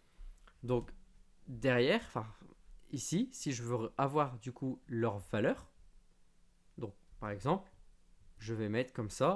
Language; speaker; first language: French; native; French